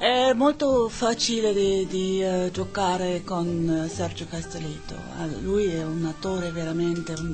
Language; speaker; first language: Italian; non-native, learner; German